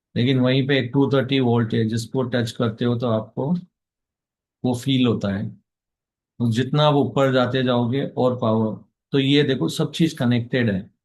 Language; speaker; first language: Hindi; native; Hindi